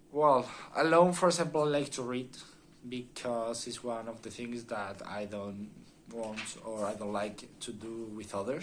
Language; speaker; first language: English; non-native, learner; Spanish